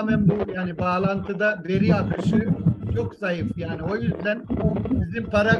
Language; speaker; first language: Turkish; native; Turkish